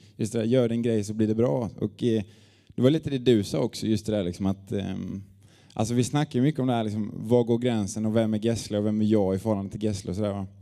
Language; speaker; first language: Swedish; native; Swedish